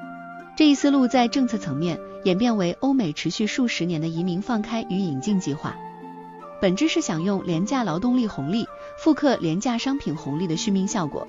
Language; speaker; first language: Chinese; native; Chinese